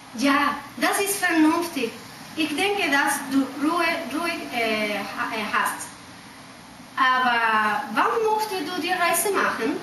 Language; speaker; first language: German; non-native, learner; Spanish